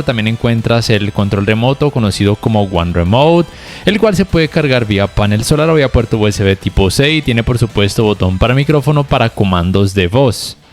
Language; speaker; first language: Spanish; native; Spanish